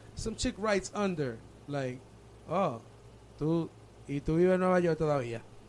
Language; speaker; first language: Spanish; early bilingual, heritage; Spanish